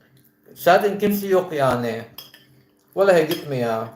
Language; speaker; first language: Turkish; non-native, learner; Filipino